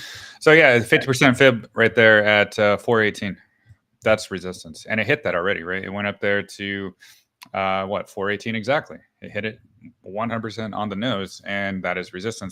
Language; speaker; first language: English; native; English